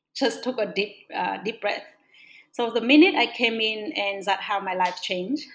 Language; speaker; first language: English; non-native, fluent; Vietnamese